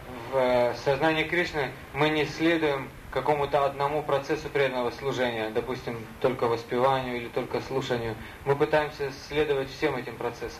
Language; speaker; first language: Russian; native; Russian